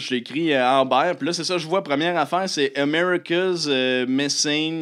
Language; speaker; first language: French; native; French